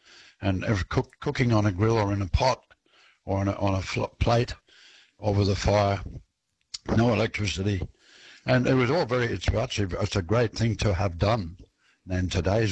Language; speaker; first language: English; native; English